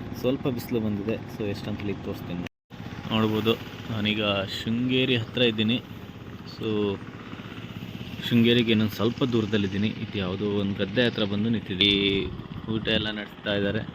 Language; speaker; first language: Kannada; native; Kannada